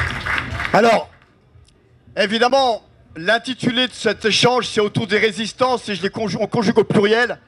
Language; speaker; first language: French; native; French